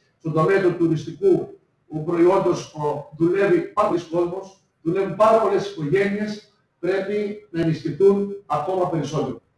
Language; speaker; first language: Greek; native; Greek